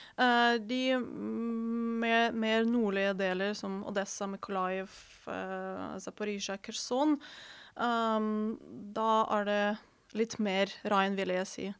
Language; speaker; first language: Norwegian; non-native, fluent; Ukrainian